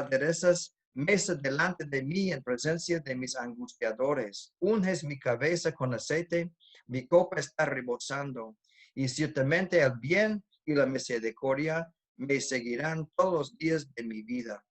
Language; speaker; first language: Spanish; non-native, fluent; English